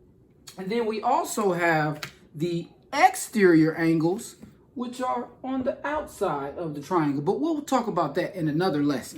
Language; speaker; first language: English; native; English